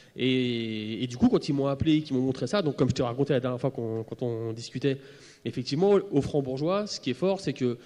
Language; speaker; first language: French; native; French